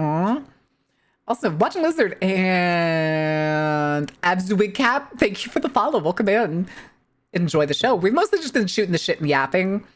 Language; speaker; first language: English; native; English